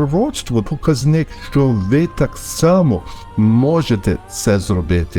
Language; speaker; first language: Ukrainian; early bilingual, heritage; Ukrainian